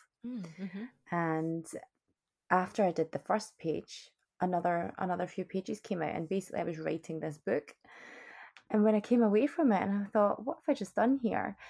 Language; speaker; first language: English; native; English